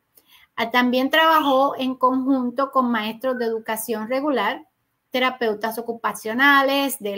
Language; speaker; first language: Spanish; native; Spanish